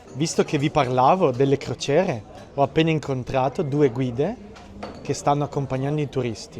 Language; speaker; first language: Italian; native; Italian